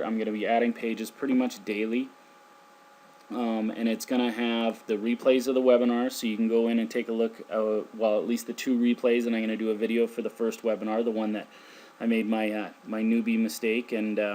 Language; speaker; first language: English; native; English